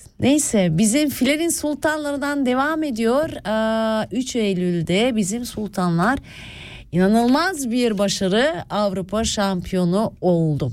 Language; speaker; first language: Turkish; early bilingual, heritage; Turkish